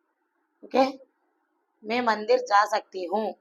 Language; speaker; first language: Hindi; non-native, local second language; Telugu